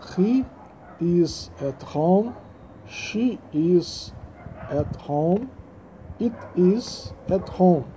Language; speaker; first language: English; non-native, fluent; Portuguese